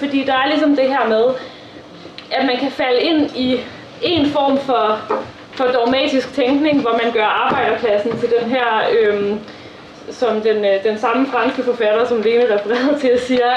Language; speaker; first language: Danish; native; Danish